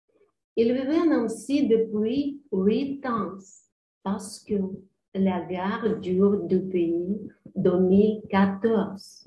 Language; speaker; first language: French; non-native, learner; Ukrainian